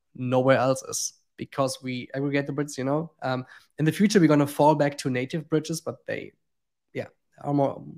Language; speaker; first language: English; non-native, fluent; German